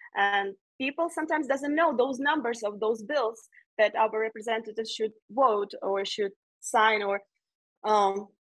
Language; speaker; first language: English; non-native, fluent; Ukrainian